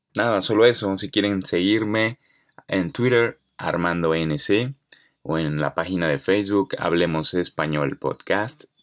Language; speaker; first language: Spanish; native; Spanish